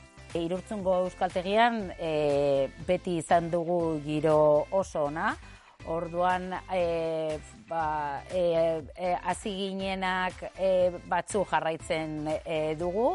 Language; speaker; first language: Basque; non-native, local second language; Spanish